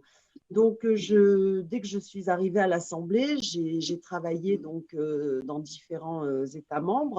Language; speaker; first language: French; native; French